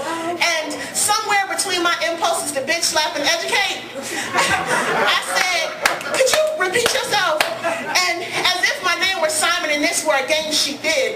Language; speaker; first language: English; native; English